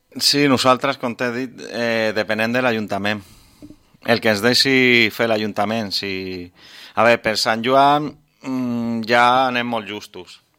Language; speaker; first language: Catalan; non-native, local second language; Spanish